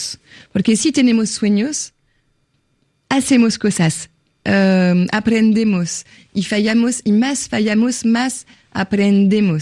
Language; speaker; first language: Spanish; non-native, fluent; French